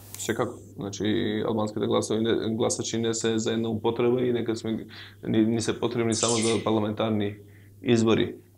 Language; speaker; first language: Macedonian; non-native, local second language; Albanian